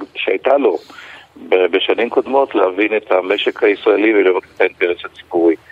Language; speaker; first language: Hebrew; native; Hebrew